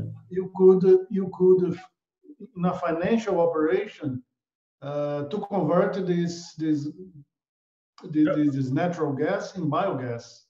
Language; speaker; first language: English; non-native, fluent; Portuguese